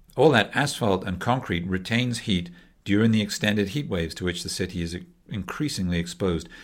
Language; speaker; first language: English; native; English